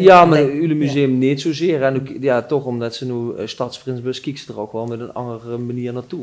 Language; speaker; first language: Dutch; native; Dutch